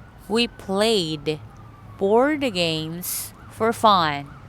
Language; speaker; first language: English; non-native, fluent; Korean